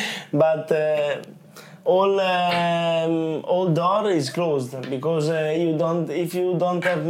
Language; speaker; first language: English; non-native, learner; Italian